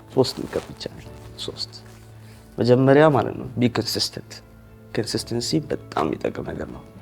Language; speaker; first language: Amharic; early bilingual, heritage; Amharic